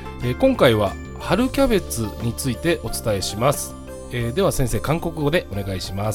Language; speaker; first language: Japanese; native; Japanese